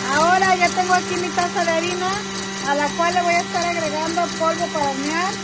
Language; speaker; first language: Spanish; native; Spanish